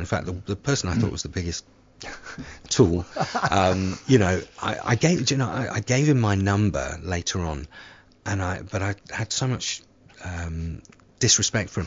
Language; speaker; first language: English; native; English